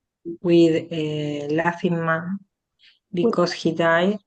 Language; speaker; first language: English; non-native, learner; Spanish